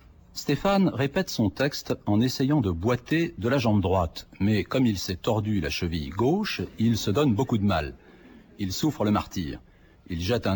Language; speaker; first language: French; native; French